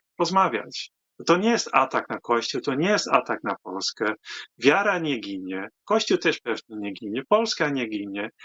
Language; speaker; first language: Polish; non-native, fluent; Dutch